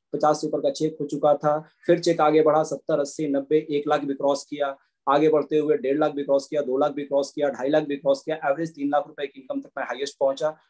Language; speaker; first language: Hindi; native; Hindi